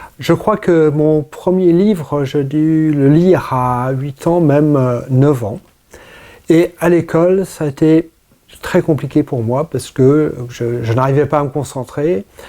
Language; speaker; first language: French; early bilingual, other home language; English